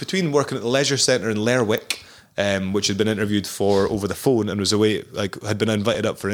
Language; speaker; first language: English; native; English